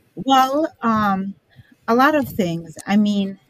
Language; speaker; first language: English; early bilingual, other home language; Arabic